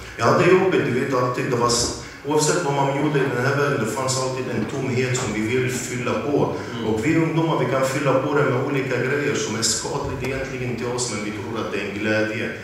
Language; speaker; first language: Swedish; early bilingual, other home language; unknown